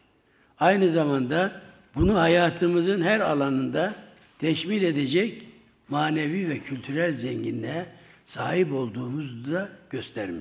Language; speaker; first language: Turkish; native; Turkish